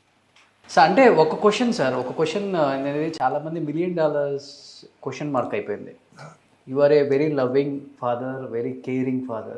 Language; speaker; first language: Telugu; native; Telugu